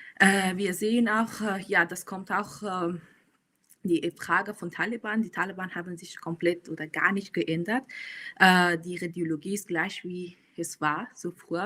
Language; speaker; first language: German; non-native, fluent; Persian